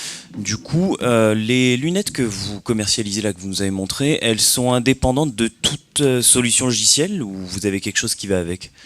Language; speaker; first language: French; native; French